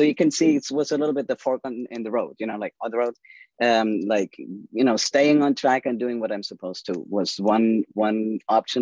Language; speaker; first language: English; non-native, fluent; German